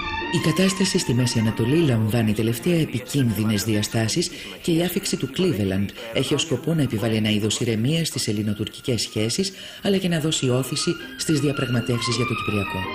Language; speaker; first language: Greek; native; Greek